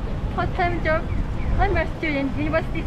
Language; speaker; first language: English; non-native, learner; Japanese